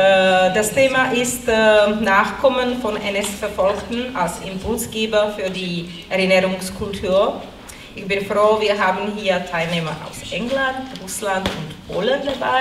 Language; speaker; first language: German; non-native, fluent; Czech